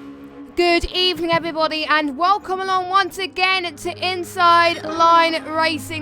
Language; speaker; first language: English; native; English